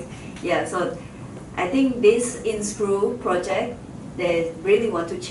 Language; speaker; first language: English; non-native, fluent; Thai